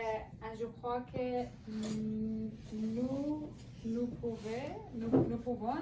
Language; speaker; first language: French; non-native, learner; Persian